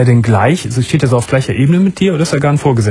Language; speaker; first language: German; native; German